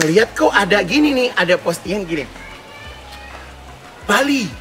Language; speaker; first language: Indonesian; native; Indonesian